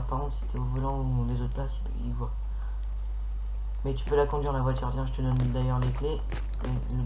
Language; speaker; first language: French; native; French